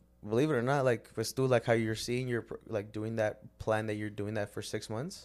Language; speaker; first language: English; early bilingual, other home language; Spanish